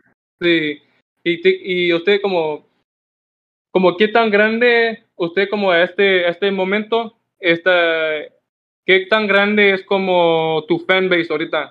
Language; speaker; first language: Spanish; non-native, learner; English